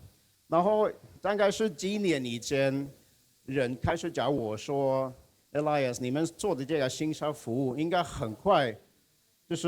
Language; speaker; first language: Chinese; non-native, fluent; Swedish